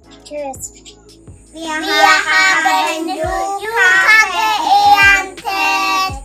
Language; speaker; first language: German; early bilingual, heritage; German